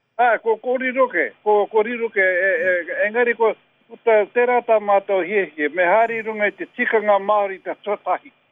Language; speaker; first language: Māori; native; Māori